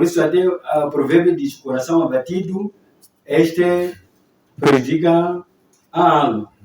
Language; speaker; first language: Portuguese; non-native, local second language; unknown